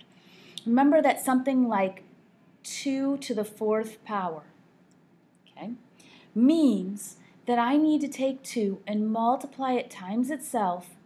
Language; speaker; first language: English; native; English